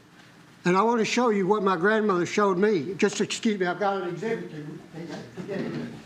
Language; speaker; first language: English; native; English